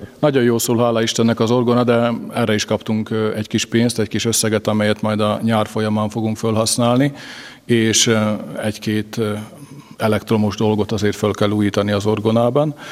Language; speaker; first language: Hungarian; native; Hungarian